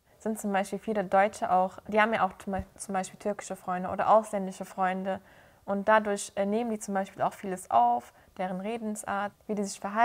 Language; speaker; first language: German; early bilingual, other home language; Turkish